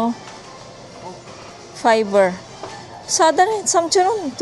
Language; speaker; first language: Korean; non-native, learner; Filipino